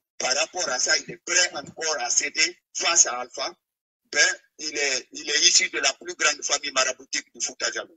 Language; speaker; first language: French; non-native, local second language; Fula